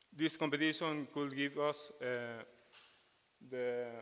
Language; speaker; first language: English; non-native, fluent; Spanish